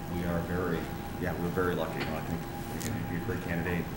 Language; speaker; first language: English; native; English